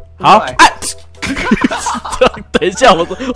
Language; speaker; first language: Chinese; native; Chinese